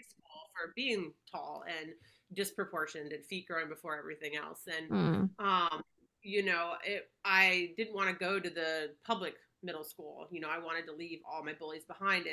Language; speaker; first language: English; native; English